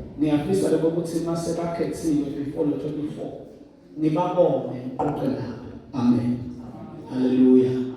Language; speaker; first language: Zulu; non-native, local second language; Swati